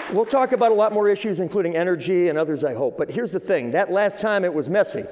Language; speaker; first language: English; native; English